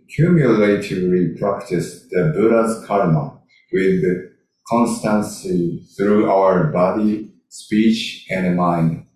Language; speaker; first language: English; non-native, learner; Japanese